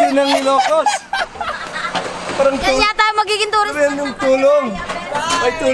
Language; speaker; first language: English; native; English